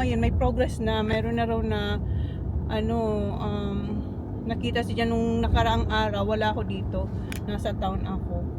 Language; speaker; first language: Filipino; native; Filipino